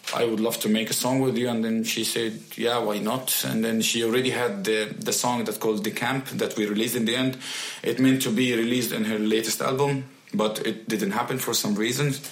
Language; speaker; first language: English; non-native, fluent; Arabic